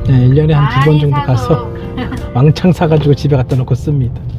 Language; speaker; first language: Korean; native; Korean